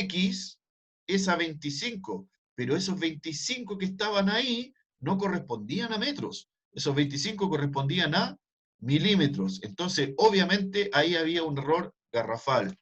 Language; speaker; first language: Spanish; native; Spanish